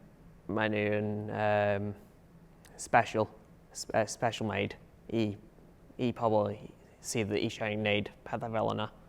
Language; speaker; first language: Welsh; non-native, local second language; English